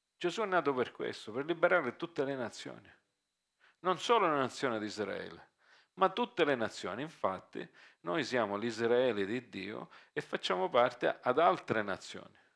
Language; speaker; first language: Italian; early bilingual, heritage; Italian